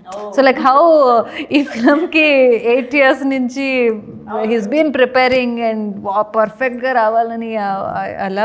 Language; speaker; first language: Telugu; non-native, learner; Kannada